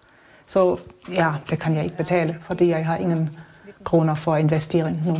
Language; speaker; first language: Danish; non-native, learner; German